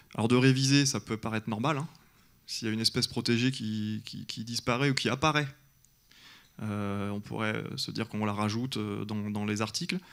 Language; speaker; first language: French; native; French